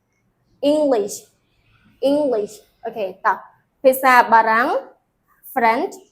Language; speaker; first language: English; non-native, fluent; Khmer